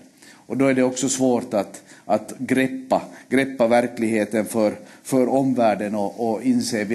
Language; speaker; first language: Swedish; native; Swedish